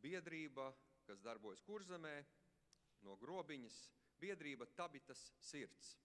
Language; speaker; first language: Latvian; native; Latvian